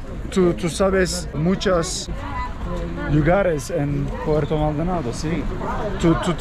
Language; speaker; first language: Spanish; non-native, learner; Turkish